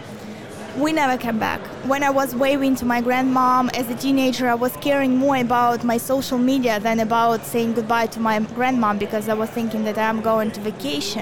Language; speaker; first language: English; non-native, fluent; Ukrainian